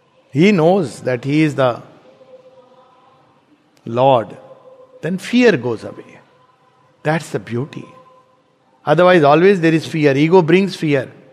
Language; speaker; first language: English; non-native, local second language; Hindi